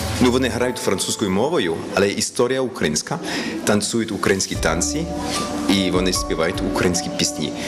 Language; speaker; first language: Ukrainian; early bilingual, heritage; Ukrainian